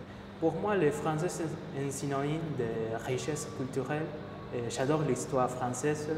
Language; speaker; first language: French; non-native, fluent; Spanish